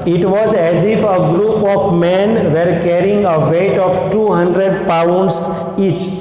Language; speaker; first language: English; non-native, local second language; Gujarati